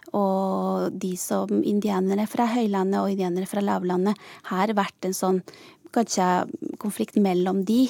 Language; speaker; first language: Norwegian; non-native, fluent; Spanish